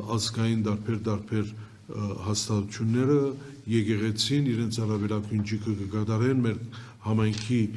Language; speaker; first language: Armenian; early bilingual, heritage; Armenian